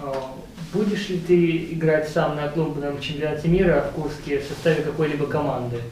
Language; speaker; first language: Russian; native; Russian